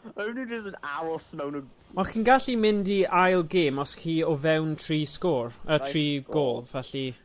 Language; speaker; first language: Welsh; non-native, local second language; English